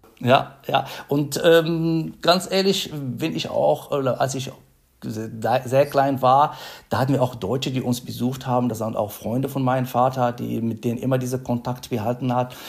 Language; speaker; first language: German; non-native, fluent; Arabic